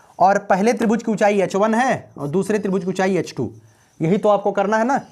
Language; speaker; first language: Hindi; native; Hindi